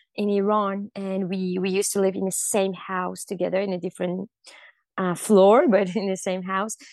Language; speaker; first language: English; non-native, fluent; Persian